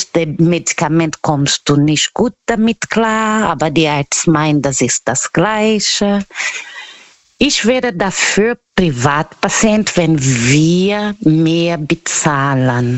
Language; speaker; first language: German; non-native, fluent; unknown